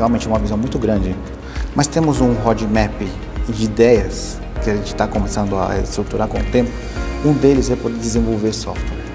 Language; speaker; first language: Portuguese; early bilingual, other home language; Spanish